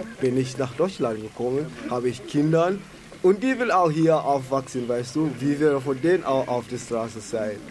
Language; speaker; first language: German; non-native, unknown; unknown